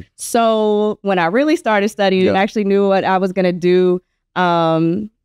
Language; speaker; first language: English; native; English